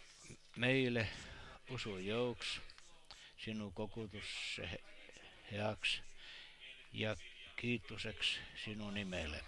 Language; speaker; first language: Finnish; non-native, learner; Estonian